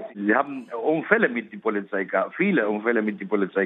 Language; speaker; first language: German; non-native, learner; Arabic